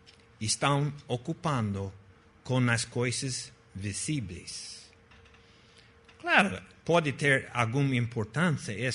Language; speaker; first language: Portuguese; non-native, fluent; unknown